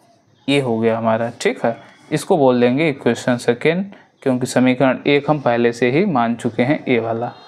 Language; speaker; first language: Hindi; native; Hindi